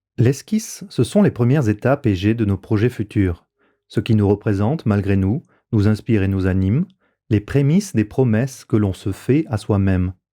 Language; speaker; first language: French; native; French